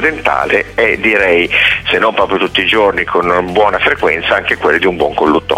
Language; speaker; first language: Italian; native; Italian